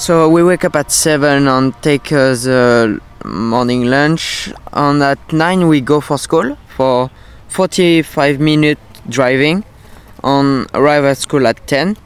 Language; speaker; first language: English; non-native, learner; French